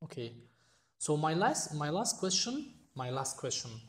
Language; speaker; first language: English; non-native, fluent; Tajik